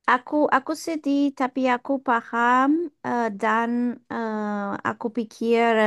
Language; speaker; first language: Indonesian; non-native, learner; English